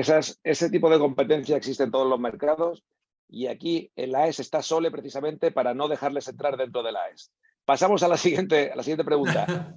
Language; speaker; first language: Spanish; native; Spanish